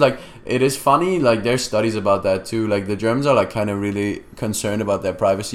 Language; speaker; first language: English; non-native, fluent; German